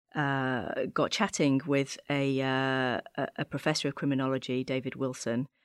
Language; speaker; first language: English; native; English